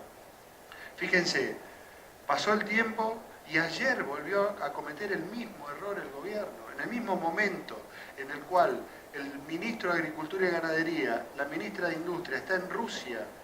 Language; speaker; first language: Spanish; native; Spanish